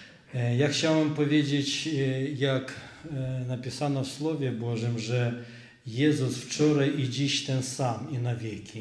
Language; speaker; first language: Polish; non-native, fluent; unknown